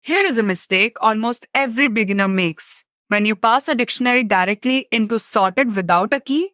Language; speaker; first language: English; non-native, local second language; Telugu